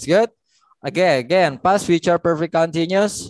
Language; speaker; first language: English; non-native, fluent; Indonesian